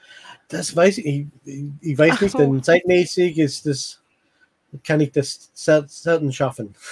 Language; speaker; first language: German; non-native, fluent; English